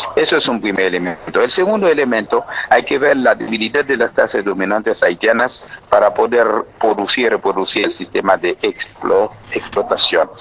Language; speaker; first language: Spanish; non-native, fluent; Haitian Creole